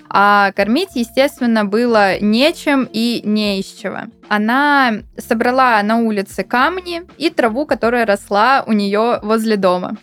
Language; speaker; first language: Russian; native; Russian